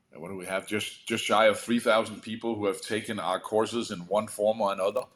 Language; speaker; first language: English; non-native, fluent; Danish